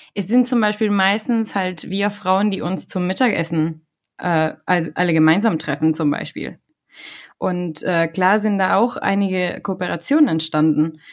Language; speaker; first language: German; non-native, fluent; Spanish